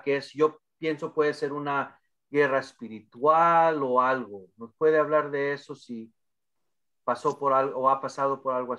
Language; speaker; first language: Spanish; early bilingual, other home language; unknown